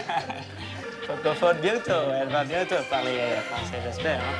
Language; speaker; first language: French; non-native, fluent; Vietnamese